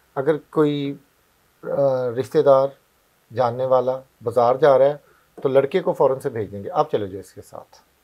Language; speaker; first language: Urdu; non-native, local second language; Punjabi